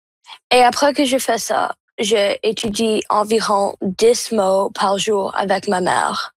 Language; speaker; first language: French; non-native, local second language; English